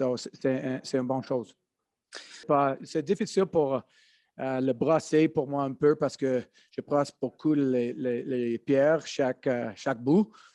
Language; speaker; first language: French; non-native, learner; English